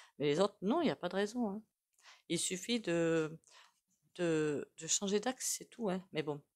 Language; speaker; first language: French; native; French